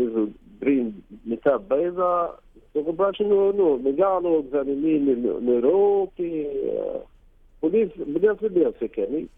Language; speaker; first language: Greek; non-native, learner; Arabic